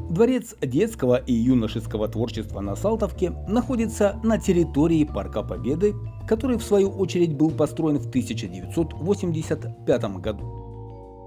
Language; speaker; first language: Russian; native; Russian